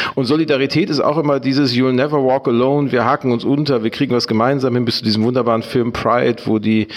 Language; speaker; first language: German; native; German